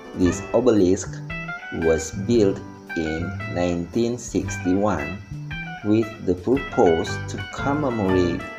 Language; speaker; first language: English; non-native, fluent; Indonesian